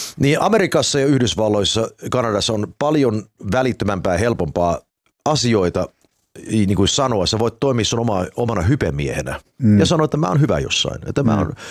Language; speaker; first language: Finnish; early bilingual, heritage; Finnish